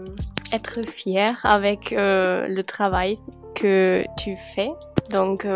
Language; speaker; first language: French; non-native, fluent; German